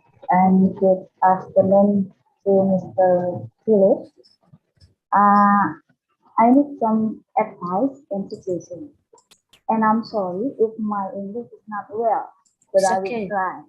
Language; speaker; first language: English; non-native, learner; Indonesian